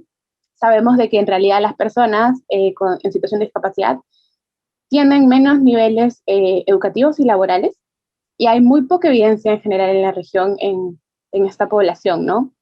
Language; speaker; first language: Spanish; native; Spanish